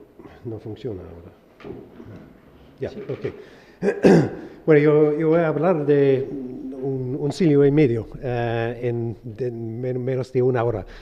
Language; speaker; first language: Spanish; non-native, fluent; English